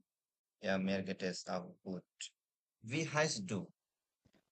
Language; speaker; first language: German; non-native, fluent; Bangla